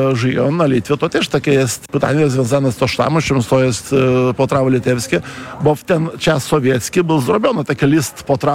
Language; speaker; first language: Polish; non-native, fluent; Lithuanian